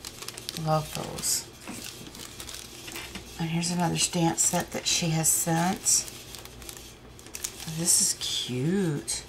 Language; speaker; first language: English; native; English